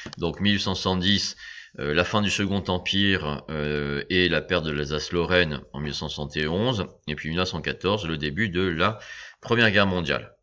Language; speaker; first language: French; native; French